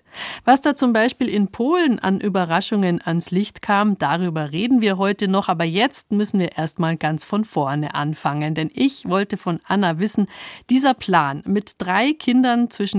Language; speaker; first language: German; native; German